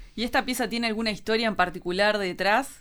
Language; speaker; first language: Spanish; native; Spanish